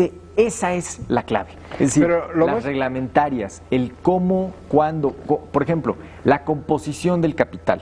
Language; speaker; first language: Spanish; native; Spanish